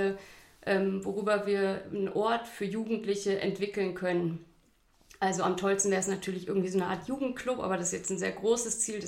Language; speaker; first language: German; native; German